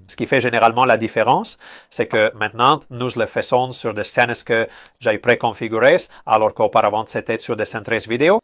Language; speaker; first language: French; non-native, fluent; Spanish